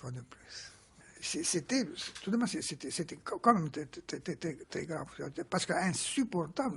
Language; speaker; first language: French; non-native, fluent; Romanian